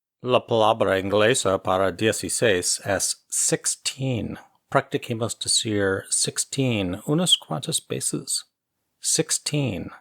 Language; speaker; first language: Spanish; non-native, fluent; English